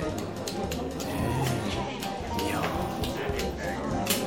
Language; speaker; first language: Japanese; native; Japanese